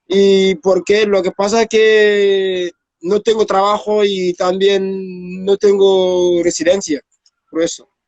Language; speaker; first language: Spanish; non-native, learner; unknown